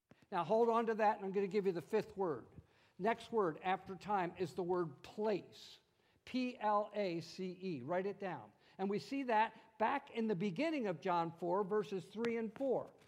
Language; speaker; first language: English; native; English